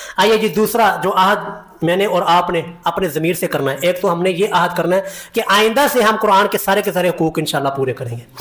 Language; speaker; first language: Urdu; non-native, local second language; Punjabi